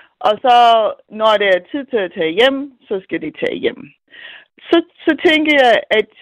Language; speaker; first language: Danish; non-native, fluent; English